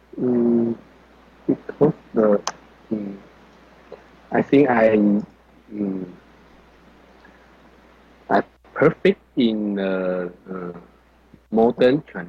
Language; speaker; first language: English; non-native, learner; Chinese